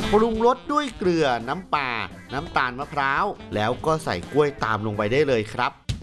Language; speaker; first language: Thai; native; Thai